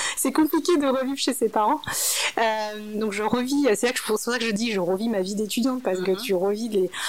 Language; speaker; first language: French; early bilingual, other home language; Min Nan Chinese